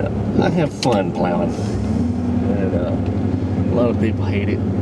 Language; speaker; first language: English; native; English